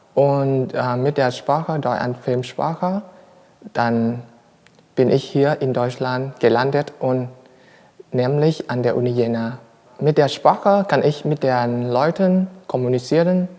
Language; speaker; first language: German; non-native, fluent; Vietnamese